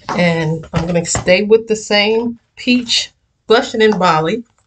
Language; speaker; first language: English; native; English